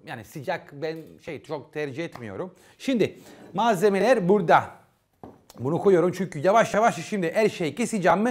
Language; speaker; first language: Turkish; non-native, fluent; Italian